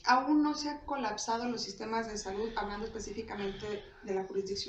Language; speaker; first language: Spanish; native; Spanish